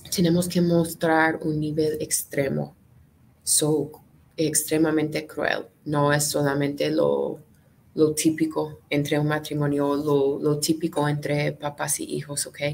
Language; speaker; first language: Spanish; non-native, fluent; English